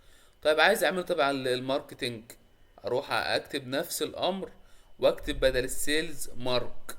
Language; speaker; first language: Arabic; native; Arabic